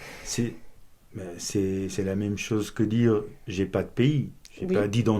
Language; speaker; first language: French; non-native, fluent; Portuguese